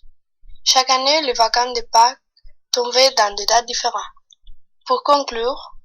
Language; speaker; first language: French; non-native, learner; Spanish